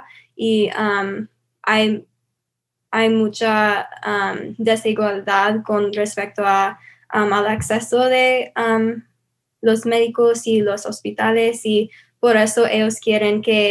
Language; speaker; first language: Spanish; non-native, learner; English